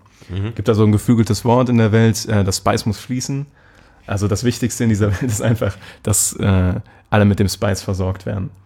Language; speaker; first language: German; native; German